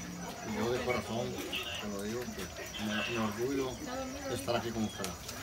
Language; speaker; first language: Spanish; native; Spanish